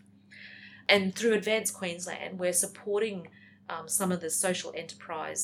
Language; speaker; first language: English; native; English